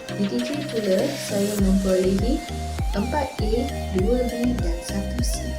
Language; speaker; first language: Malay; non-native, local second language; Iban